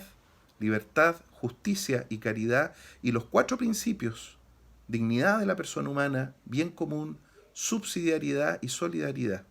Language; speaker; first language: Spanish; native; Spanish